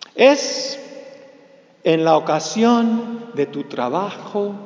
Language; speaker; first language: Spanish; early bilingual, heritage; Spanish